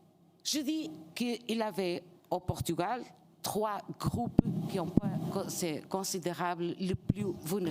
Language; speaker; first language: French; non-native, fluent; Portuguese